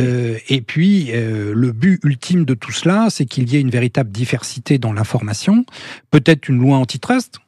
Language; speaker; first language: French; native; French